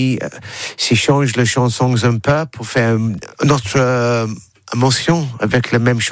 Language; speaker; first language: French; non-native, learner; English